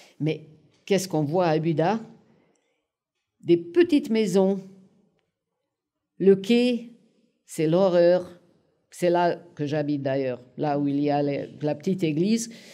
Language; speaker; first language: French; non-native, fluent; Hungarian